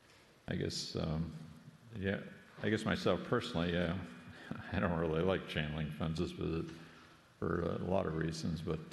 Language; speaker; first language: English; native; English